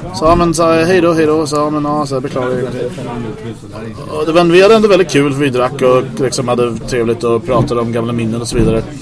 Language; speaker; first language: Swedish; native; Swedish